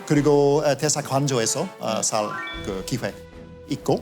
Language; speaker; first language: Korean; non-native, fluent; English